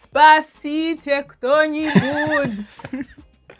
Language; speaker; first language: Russian; non-native, learner; English